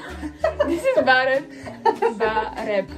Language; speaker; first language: English; non-native, learner; Czech